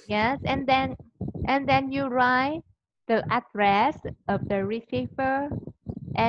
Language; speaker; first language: English; non-native, fluent; Vietnamese